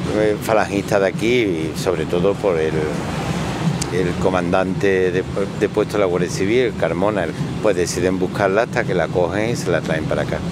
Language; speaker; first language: Spanish; native; Spanish